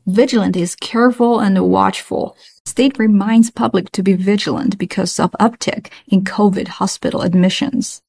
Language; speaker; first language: English; non-native, fluent; Chinese